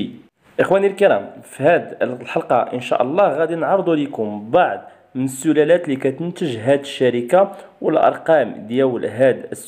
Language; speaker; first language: Arabic; native; Arabic